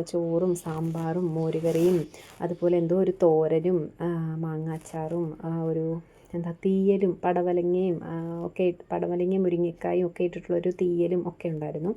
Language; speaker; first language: Malayalam; native; Malayalam